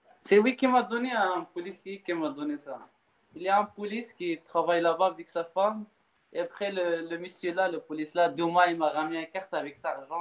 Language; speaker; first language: French; non-native, learner; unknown